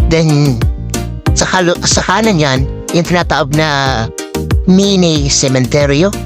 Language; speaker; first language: Filipino; native; Filipino